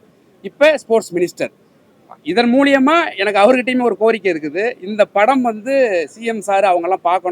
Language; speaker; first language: Tamil; native; Tamil